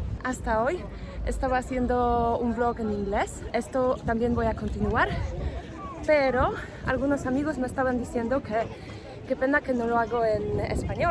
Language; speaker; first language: Spanish; non-native, fluent; Polish